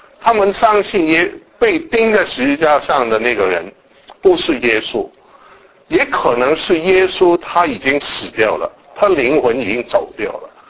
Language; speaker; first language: Chinese; non-native, local second language; Cantonese